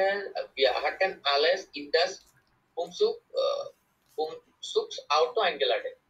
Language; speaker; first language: German; non-native, learner; Bangla